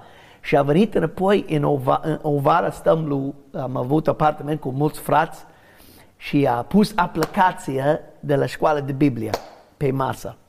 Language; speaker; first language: Romanian; non-native, learner; English